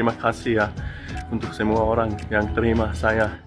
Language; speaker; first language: Indonesian; non-native, learner; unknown